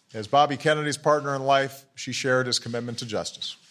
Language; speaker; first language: English; native; English